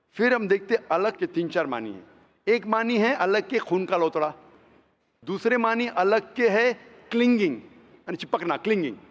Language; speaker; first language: Hindi; non-native, local second language; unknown